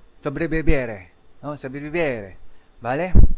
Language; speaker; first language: Spanish; non-native, learner; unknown